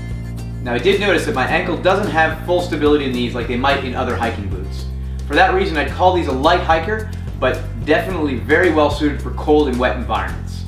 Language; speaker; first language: English; native; English